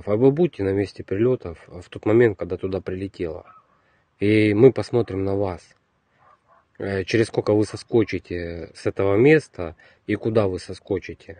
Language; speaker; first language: Russian; native; Russian